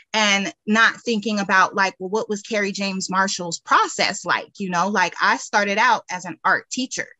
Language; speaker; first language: English; native; English